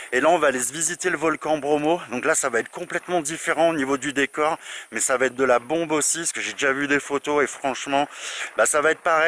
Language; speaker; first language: French; native; French